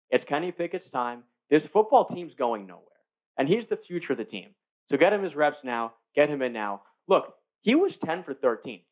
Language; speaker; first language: English; native; English